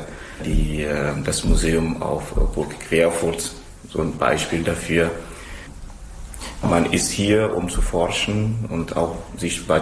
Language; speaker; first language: German; non-native, fluent; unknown